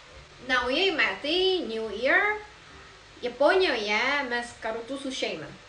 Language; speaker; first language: Lithuanian; non-native, learner; Japanese